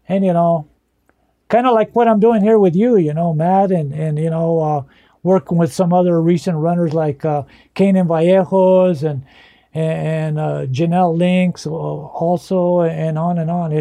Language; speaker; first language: English; early bilingual, other home language; Spanish